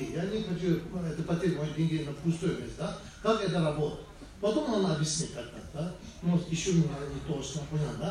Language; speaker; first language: Russian; non-native, learner; Tibetan